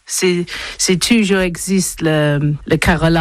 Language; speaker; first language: French; non-native, learner; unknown